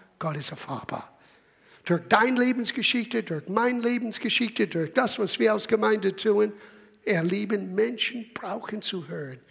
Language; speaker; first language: German; non-native, fluent; English